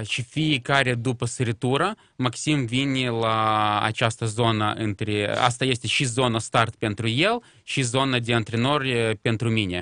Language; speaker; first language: Romanian; non-native, local second language; Russian